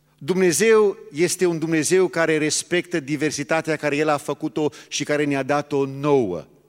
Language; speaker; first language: Romanian; early bilingual, heritage; Romanian